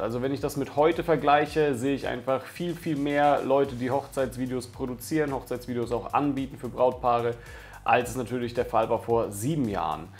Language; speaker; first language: German; native; German